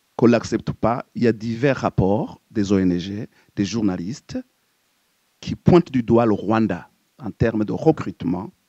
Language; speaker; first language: French; non-native, local second language; Rundi